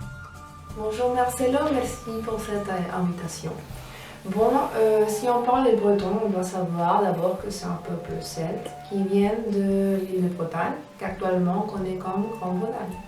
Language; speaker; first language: French; non-native, fluent; Spanish